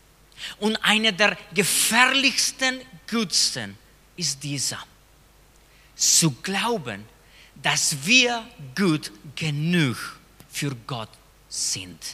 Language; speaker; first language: German; non-native, fluent; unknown